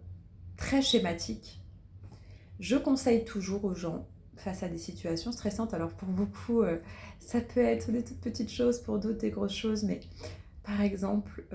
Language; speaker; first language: French; native; French